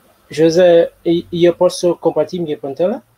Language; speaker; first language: Spanish; non-native, learner; Portuguese